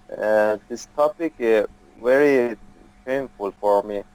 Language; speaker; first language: English; non-native, learner; Persian